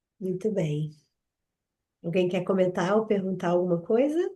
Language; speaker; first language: Portuguese; native; Portuguese